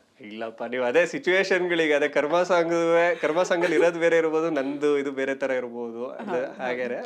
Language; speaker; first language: Kannada; native; Kannada